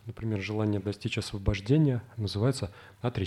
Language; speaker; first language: Russian; native; Russian